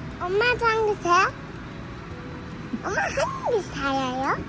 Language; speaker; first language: Korean; early bilingual, heritage; Korean